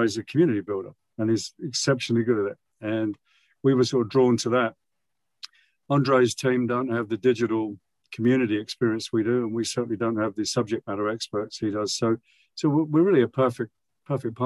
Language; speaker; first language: English; native; English